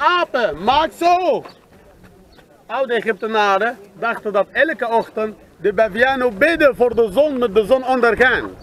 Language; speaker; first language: Dutch; non-native, learner; Arabic